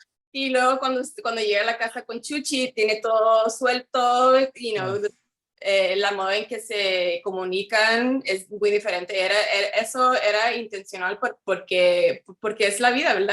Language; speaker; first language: Spanish; early bilingual, heritage; Spanish